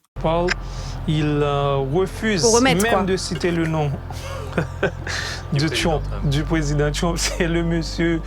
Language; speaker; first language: French; non-native, local second language; Haitian Creole